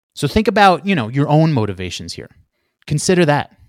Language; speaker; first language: English; native; English